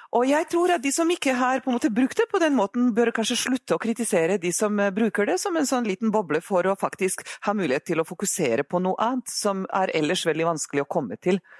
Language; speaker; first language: Norwegian; non-native, fluent; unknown